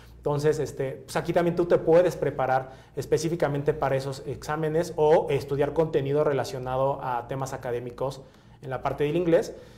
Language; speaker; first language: Spanish; native; Spanish